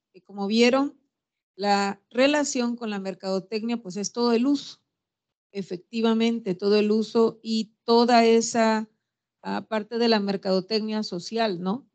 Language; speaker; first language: Spanish; native; Spanish